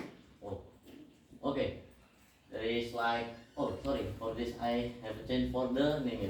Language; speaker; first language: English; non-native, learner; Indonesian